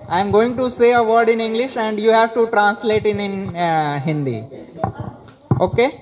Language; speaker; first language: Hindi; native; Hindi